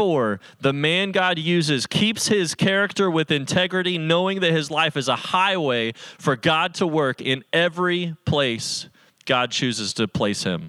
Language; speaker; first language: English; native; English